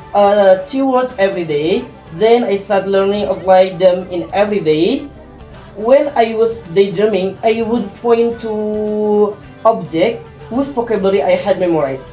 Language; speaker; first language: English; non-native, learner; Indonesian